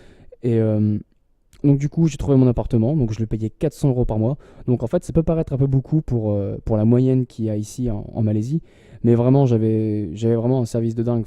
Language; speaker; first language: French; native; French